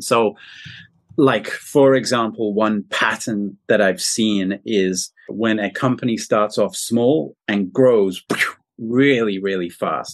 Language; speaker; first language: English; native; English